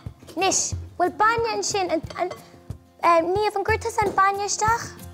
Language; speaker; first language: Irish; native; Irish